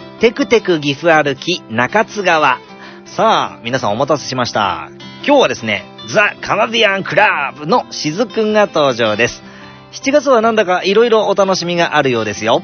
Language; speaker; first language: Japanese; native; Japanese